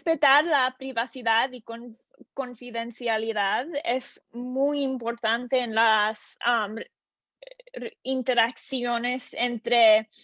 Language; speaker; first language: Spanish; non-native, learner; English